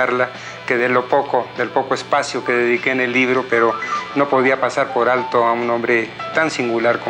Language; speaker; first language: Spanish; native; Spanish